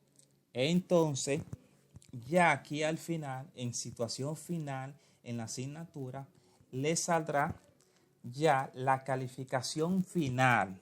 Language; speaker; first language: Spanish; native; Spanish